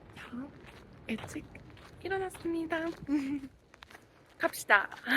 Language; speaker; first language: Korean; non-native, fluent; English